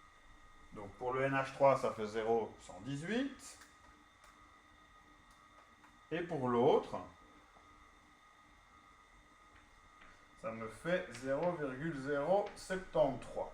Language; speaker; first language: French; native; French